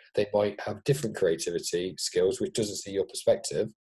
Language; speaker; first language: English; native; English